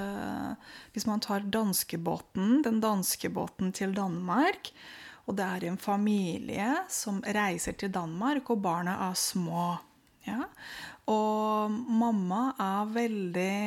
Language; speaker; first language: Norwegian; non-native, fluent; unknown